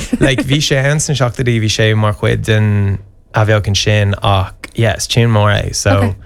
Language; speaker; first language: Irish; non-native, local second language; English